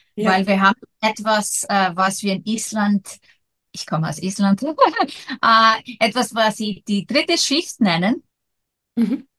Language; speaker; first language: German; non-native, fluent; Icelandic